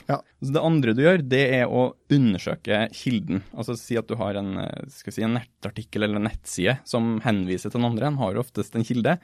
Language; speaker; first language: Norwegian; native; Norwegian